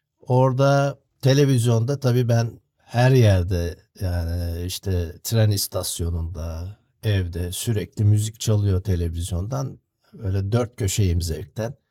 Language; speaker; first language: Turkish; native; Turkish